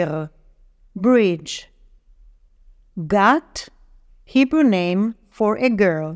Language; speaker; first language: English; non-native, fluent; Hebrew